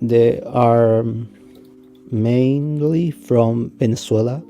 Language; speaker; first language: English; non-native, fluent; Spanish